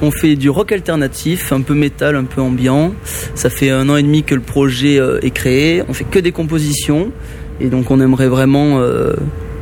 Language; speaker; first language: French; native; French